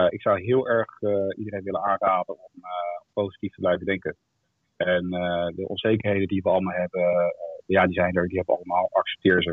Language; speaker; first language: Dutch; native; Dutch